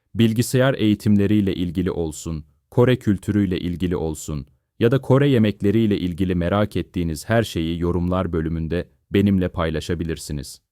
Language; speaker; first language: Turkish; non-native, fluent; Korean